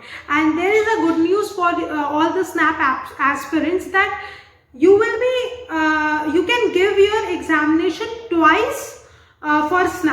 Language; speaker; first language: English; non-native, local second language; Hindi